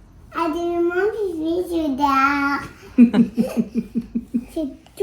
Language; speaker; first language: French; early bilingual, heritage; French